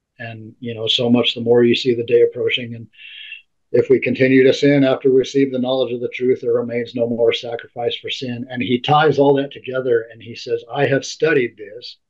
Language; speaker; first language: English; native; English